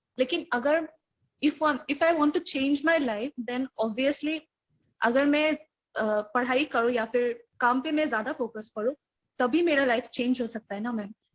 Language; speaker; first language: Hindi; non-native, local second language; Assamese